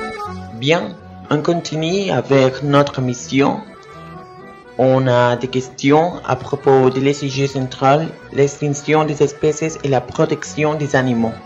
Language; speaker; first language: French; non-native, learner; Spanish